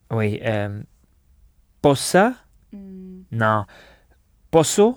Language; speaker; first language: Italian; non-native, learner; French